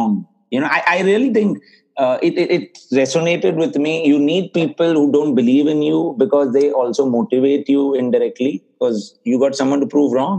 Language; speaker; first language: English; non-native, local second language; Hindi